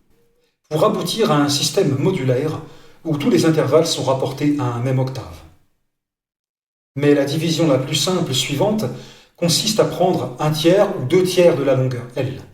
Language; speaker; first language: French; native; French